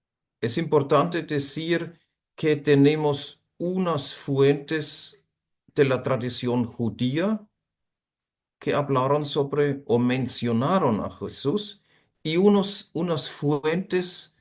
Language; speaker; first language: Spanish; non-native, fluent; German